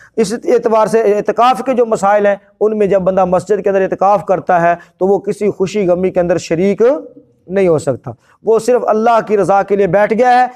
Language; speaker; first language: Urdu; non-native, local second language; Punjabi